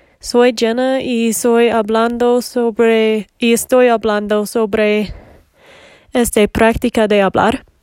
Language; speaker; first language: Spanish; non-native, learner; English